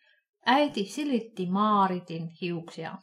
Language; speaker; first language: Finnish; non-native, fluent; Russian